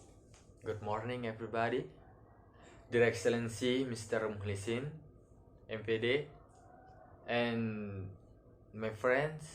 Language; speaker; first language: English; non-native, learner; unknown